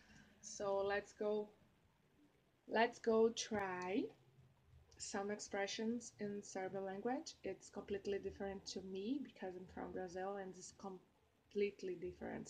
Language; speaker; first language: English; non-native, learner; Portuguese